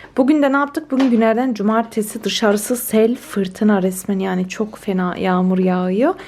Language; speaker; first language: Turkish; early bilingual, heritage; Turkish